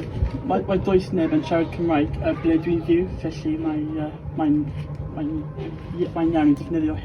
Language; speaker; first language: Welsh; non-native, learner; English